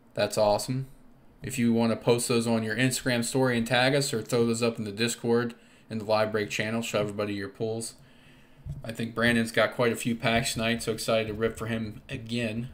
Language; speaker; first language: English; native; English